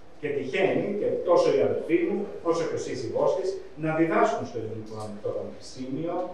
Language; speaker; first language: Greek; native; Greek